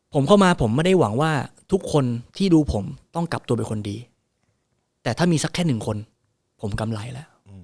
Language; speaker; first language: Thai; native; Thai